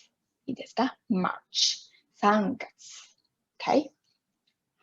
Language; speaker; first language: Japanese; non-native, fluent; Chinese